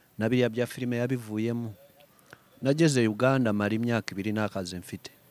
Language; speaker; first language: Kinyarwanda; early bilingual, heritage; Kinyarwanda